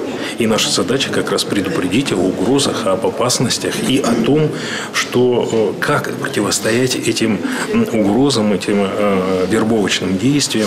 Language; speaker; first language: Russian; native; Russian